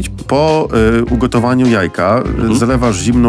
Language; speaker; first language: Polish; native; Polish